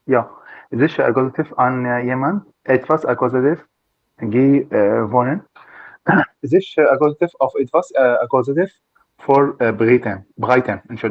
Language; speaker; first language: German; non-native, learner; Arabic